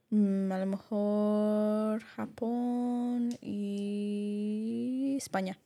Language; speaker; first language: Spanish; early bilingual, heritage; Spanish